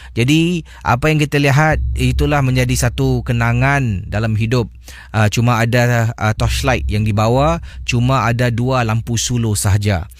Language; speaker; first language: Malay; native; Malay